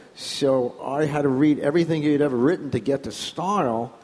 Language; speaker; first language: English; native; English